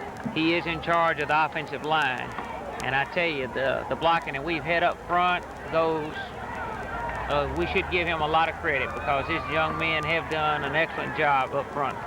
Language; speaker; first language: English; native; English